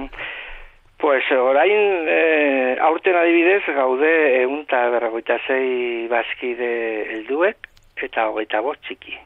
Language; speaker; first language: Basque; non-native, local second language; Spanish